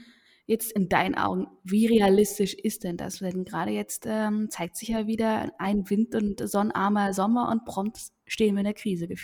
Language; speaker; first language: German; native; German